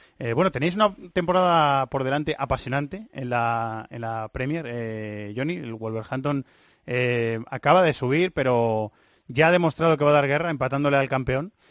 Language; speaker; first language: Spanish; native; Spanish